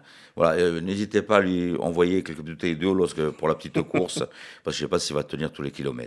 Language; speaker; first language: French; native; French